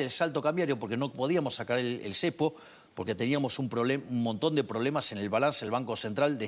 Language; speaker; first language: Spanish; native; Spanish